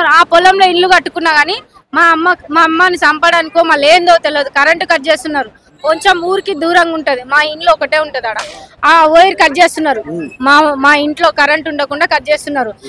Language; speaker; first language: Telugu; native; Telugu